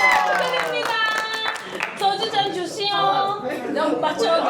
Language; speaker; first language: Korean; non-native, fluent; Mongolian